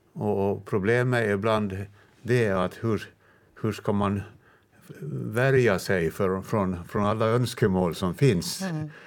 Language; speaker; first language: Swedish; native; Swedish